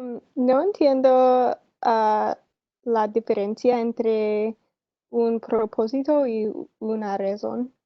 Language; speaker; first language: Spanish; non-native, learner; English